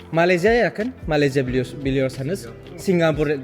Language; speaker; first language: Turkish; non-native, fluent; Indonesian